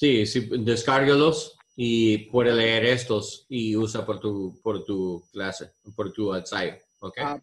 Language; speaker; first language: Spanish; non-native, learner; English